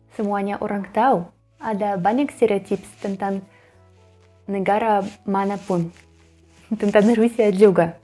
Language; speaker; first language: Indonesian; non-native, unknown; Russian